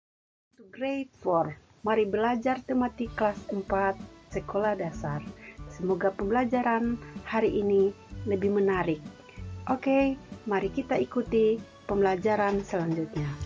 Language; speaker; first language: Indonesian; native; Indonesian